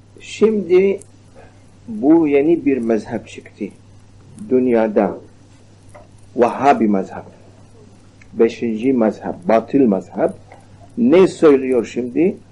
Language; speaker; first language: Turkish; non-native, learner; Arabic